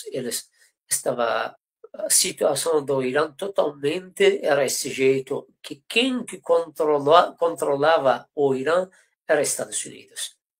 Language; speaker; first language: Portuguese; non-native, fluent; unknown